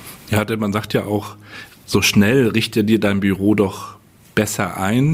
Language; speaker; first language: German; native; German